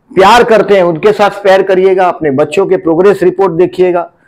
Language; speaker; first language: Hindi; native; Hindi